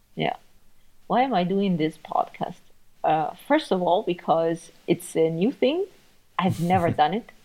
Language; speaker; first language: English; non-native, fluent; Italian